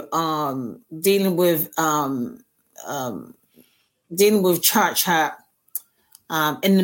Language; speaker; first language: English; native; English